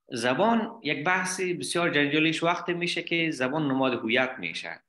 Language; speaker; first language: Persian; native; Persian